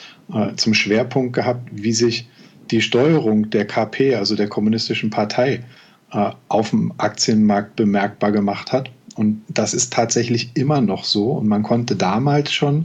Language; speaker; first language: German; native; German